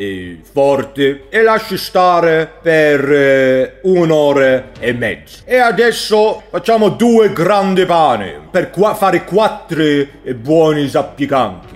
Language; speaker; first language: Italian; non-native, learner; Swedish